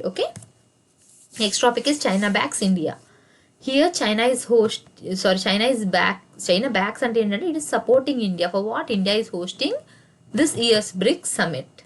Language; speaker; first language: Telugu; native; Telugu